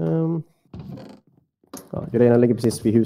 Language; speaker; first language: Swedish; native; Swedish